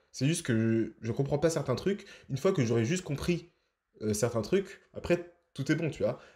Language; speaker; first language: French; native; French